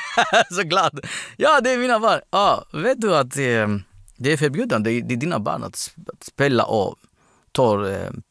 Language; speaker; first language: Swedish; non-native, learner; Greek